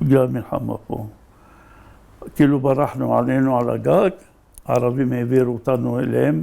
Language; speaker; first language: Hebrew; native; Hebrew